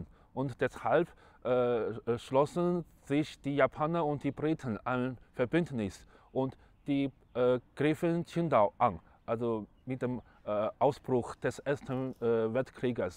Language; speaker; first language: German; non-native, fluent; Chinese